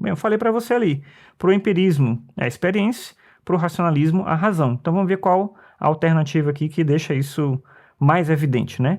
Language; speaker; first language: Portuguese; native; Portuguese